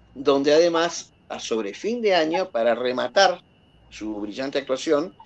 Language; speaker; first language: Spanish; native; Spanish